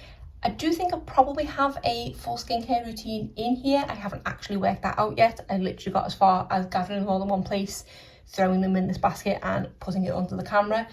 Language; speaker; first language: English; native; English